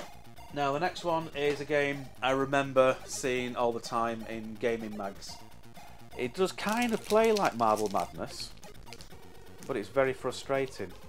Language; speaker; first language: English; native; English